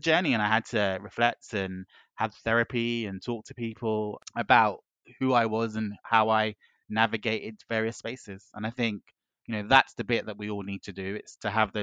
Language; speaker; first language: English; native; English